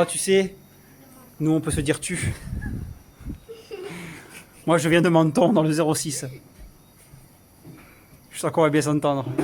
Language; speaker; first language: French; native; French